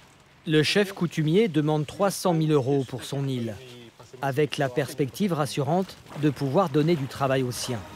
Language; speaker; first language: French; native; French